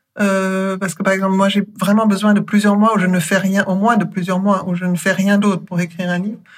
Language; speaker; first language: French; non-native, fluent; German